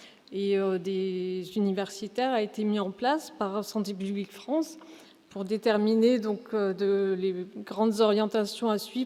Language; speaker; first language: French; native; French